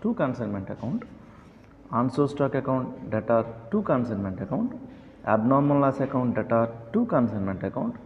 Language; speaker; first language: English; non-native, local second language; Telugu